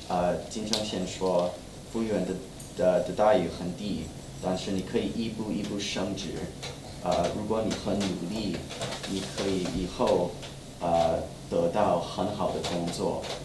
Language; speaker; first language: Chinese; non-native, learner; English